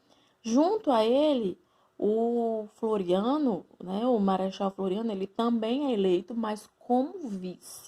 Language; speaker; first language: Portuguese; native; Portuguese